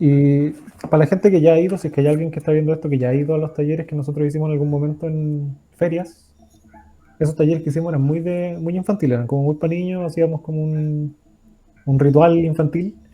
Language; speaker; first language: Spanish; native; Spanish